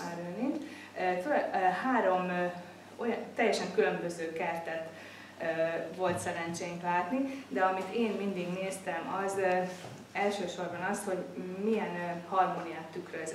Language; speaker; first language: Hungarian; native; Hungarian